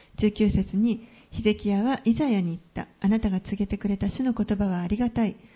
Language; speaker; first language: Japanese; native; Japanese